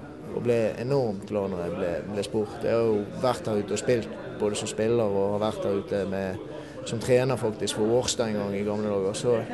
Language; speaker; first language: Norwegian; native; Norwegian